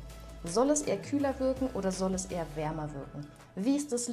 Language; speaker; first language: German; native; German